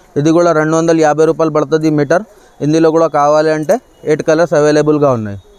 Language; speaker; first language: Telugu; non-native, local second language; Urdu